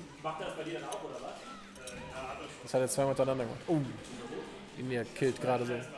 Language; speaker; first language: German; native; German